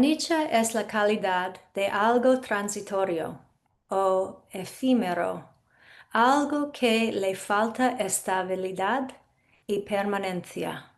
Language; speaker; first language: Spanish; non-native, fluent; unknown